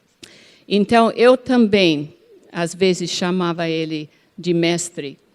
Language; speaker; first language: Portuguese; non-native, fluent; English